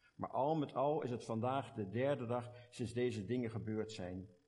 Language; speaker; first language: Dutch; native; Dutch